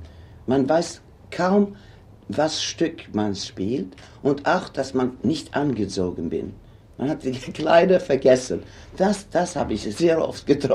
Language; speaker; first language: German; non-native, fluent; Swedish